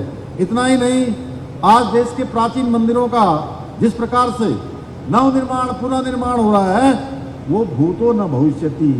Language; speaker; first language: Hindi; native; Hindi